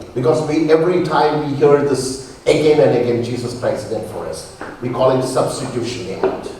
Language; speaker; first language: English; non-native, local second language; Malayalam